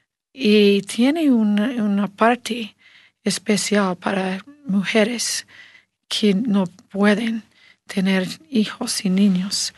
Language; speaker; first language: Spanish; non-native, learner; English